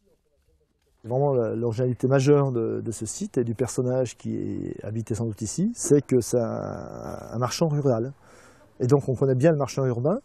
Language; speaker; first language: French; native; French